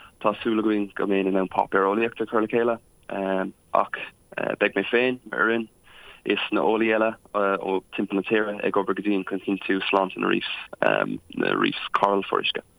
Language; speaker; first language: Irish; non-native, local second language; English